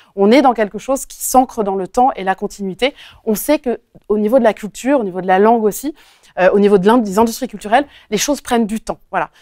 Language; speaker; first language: French; native; French